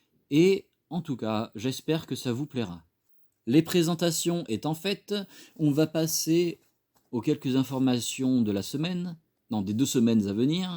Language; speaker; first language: French; native; French